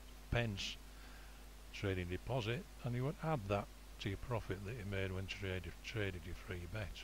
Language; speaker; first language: English; native; English